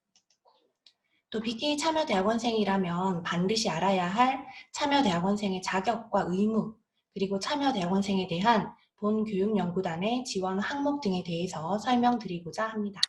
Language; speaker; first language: Korean; native; Korean